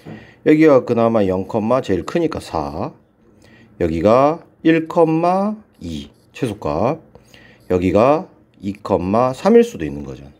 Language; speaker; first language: Korean; native; Korean